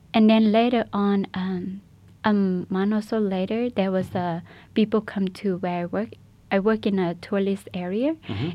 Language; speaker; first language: English; non-native, fluent; Burmese